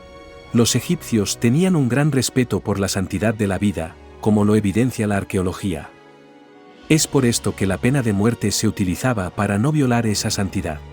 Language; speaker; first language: Spanish; native; Spanish